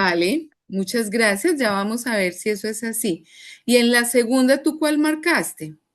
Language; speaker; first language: Spanish; native; Spanish